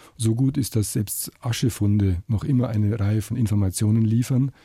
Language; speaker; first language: German; native; German